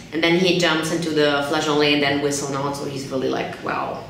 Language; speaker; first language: English; non-native, fluent; German